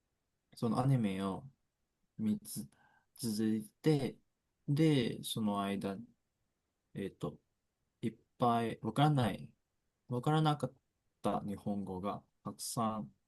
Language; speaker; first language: Japanese; non-native, fluent; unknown